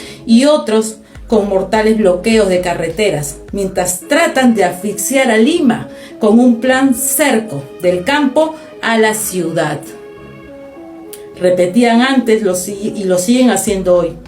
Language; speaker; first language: Spanish; native; Spanish